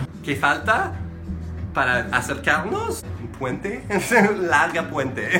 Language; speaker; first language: Spanish; non-native, learner; English